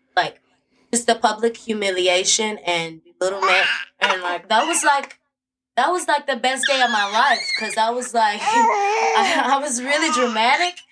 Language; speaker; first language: English; native; English